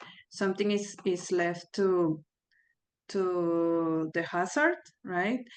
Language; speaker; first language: English; non-native, fluent; Spanish